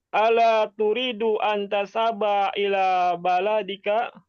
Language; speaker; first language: Arabic; non-native, learner; Indonesian